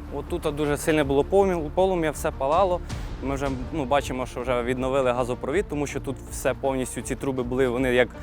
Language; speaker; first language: Ukrainian; native; Ukrainian